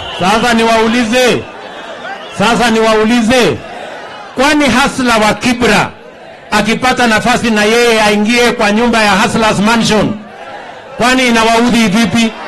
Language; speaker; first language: Swahili; non-native, local second language; Kalenjin